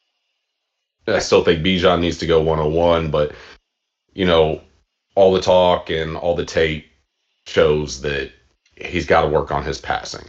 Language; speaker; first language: English; native; English